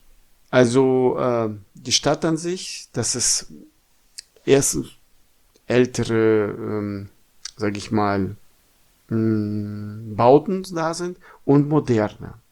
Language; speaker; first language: German; non-native, fluent; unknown